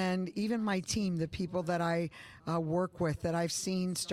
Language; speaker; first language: English; early bilingual, other home language; Spanish